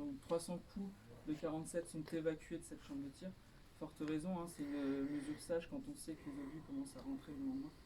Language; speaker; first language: French; native; French